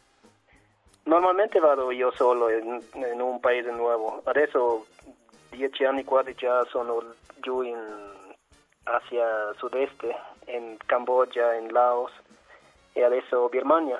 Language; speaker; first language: Italian; non-native, fluent; German